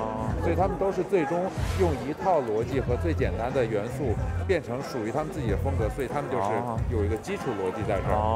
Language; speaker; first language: Chinese; native; Chinese